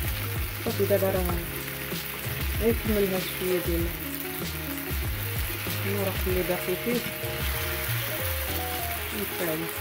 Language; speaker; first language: Arabic; native; Arabic